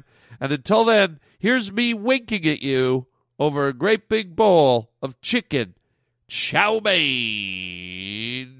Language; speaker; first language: English; native; English